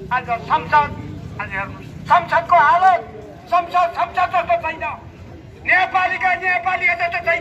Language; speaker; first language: Nepali; native; Nepali